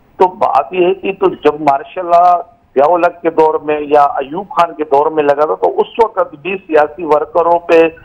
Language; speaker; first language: Urdu; non-native, local second language; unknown